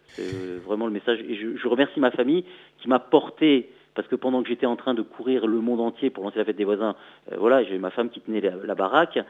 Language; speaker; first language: French; native; French